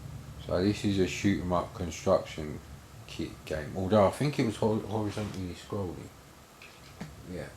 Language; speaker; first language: English; native; English